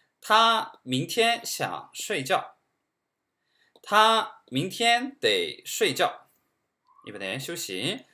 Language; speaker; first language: Chinese; non-native, fluent; Korean